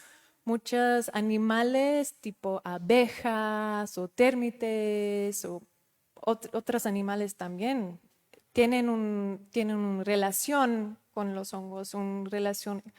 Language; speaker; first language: Spanish; non-native, fluent; Dutch